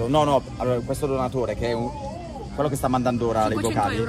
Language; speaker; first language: Italian; native; Italian